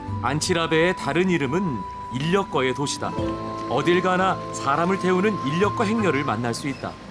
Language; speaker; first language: Korean; native; Korean